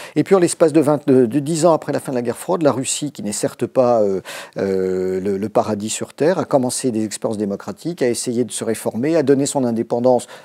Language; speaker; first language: French; native; French